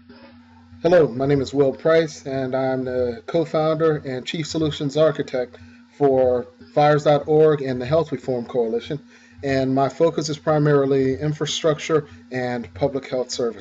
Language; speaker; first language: English; native; English